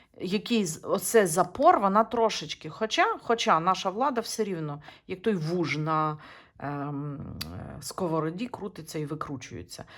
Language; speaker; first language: Ukrainian; native; Ukrainian